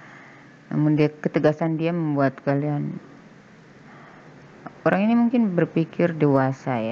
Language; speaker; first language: Indonesian; native; Indonesian